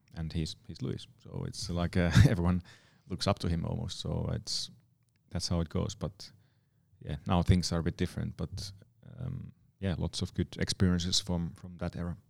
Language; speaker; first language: English; non-native, fluent; Finnish